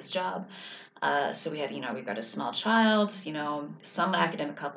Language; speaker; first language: English; native; English